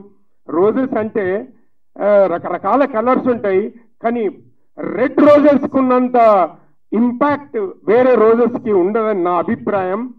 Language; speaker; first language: Telugu; native; Telugu